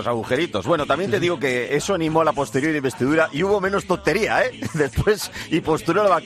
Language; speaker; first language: Spanish; native; Spanish